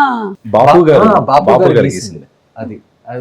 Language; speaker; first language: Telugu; native; Telugu